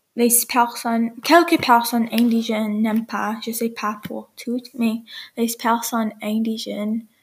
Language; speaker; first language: French; non-native, learner; English